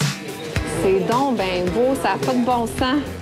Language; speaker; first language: French; native; French